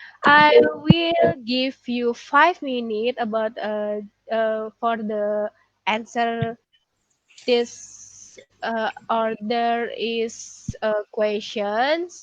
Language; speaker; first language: English; non-native, learner; Indonesian